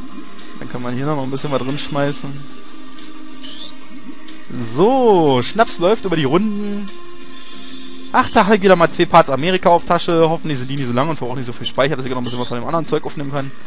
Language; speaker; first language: German; native; German